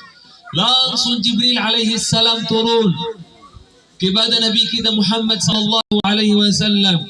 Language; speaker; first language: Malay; non-native, fluent; Arabic